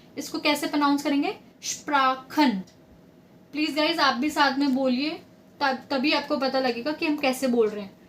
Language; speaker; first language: Hindi; native; Hindi